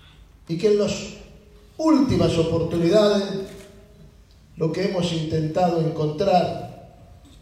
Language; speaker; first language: Spanish; native; Spanish